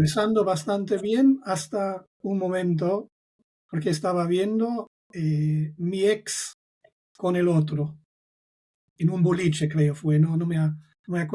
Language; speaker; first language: Spanish; non-native, fluent; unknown